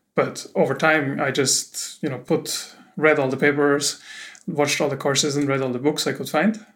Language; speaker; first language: English; non-native, fluent; German